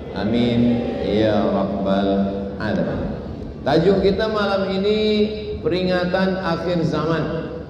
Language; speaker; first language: Malay; native; Malay